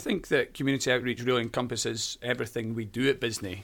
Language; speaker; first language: English; native; English